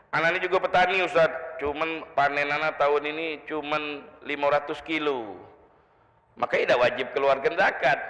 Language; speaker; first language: Malay; native; Malay